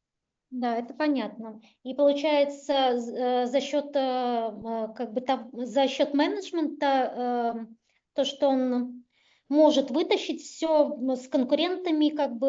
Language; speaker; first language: Russian; native; Russian